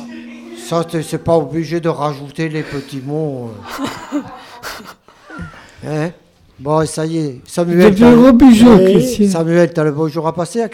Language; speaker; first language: French; native; French